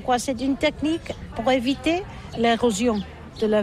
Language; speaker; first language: French; non-native, learner; Catalan